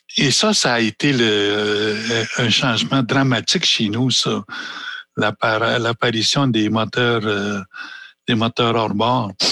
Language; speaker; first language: French; non-native, local second language; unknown